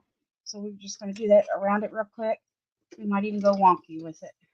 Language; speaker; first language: English; native; English